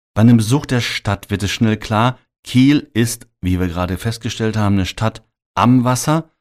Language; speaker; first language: German; native; German